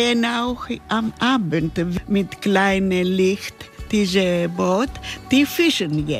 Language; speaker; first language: German; non-native, learner; Greek